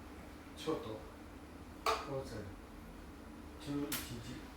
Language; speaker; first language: Japanese; non-native, learner; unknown